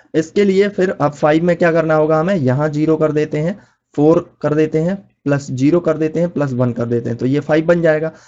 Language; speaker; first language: Hindi; native; Hindi